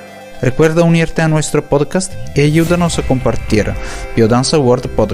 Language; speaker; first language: Spanish; non-native, fluent; Italian